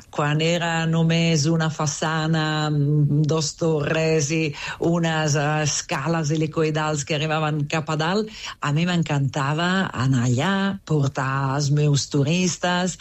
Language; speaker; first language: Catalan; non-native, fluent; Italian